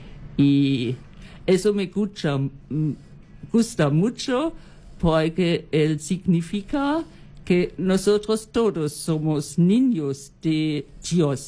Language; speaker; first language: Spanish; non-native, learner; German